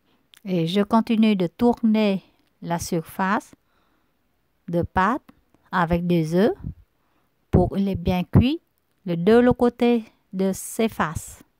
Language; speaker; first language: French; non-native, learner; Vietnamese